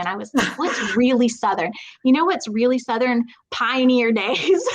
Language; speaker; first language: English; native; English